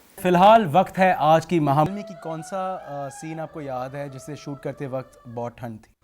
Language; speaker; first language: Hindi; native; Hindi